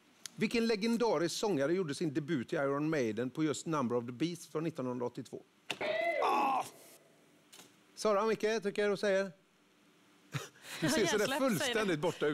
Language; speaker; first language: Swedish; native; Swedish